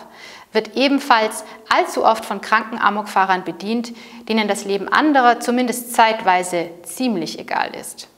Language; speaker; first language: German; native; German